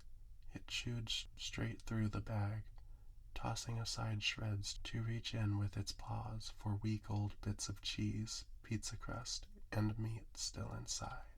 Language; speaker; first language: English; native; English